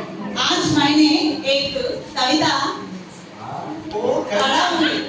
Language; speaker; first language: Hindi; non-native, local second language; Telugu